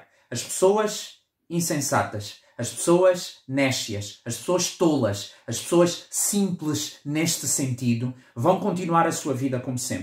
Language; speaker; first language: Portuguese; native; Portuguese